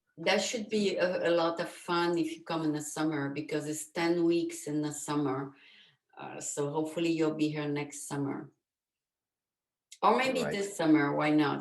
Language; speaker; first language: English; non-native, fluent; French